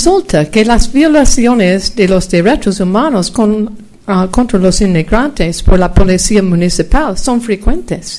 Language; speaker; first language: Spanish; non-native, fluent; English